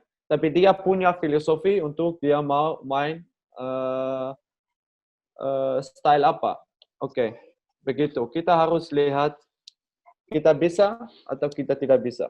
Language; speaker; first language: Indonesian; non-native, learner; Dutch